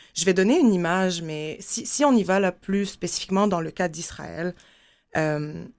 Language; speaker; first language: French; non-native, local second language; Arabic